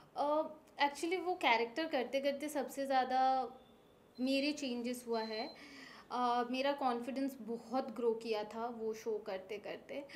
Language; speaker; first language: Hindi; non-native, local second language; Bangla